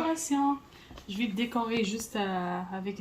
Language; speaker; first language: French; non-native, fluent; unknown